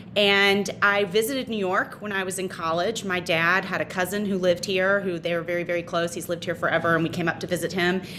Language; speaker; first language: English; native; English